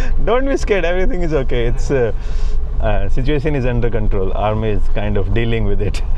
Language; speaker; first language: English; non-native, local second language; Hindi